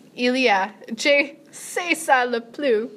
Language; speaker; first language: French; non-native, learner; English